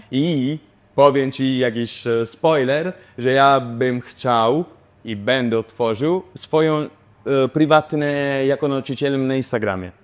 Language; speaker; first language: Polish; non-native, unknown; Italian